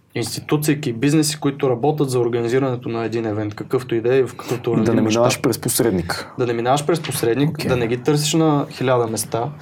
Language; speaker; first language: Bulgarian; native; Bulgarian